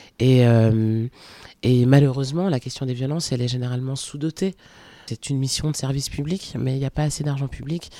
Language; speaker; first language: French; early bilingual, other home language; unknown